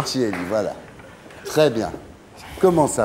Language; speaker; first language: French; native; French